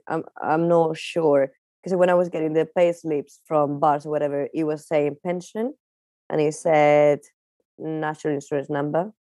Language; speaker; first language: English; non-native, fluent; Spanish